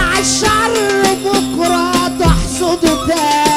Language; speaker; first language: Arabic; native; Arabic